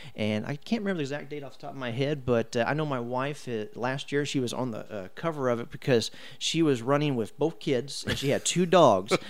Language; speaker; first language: English; native; English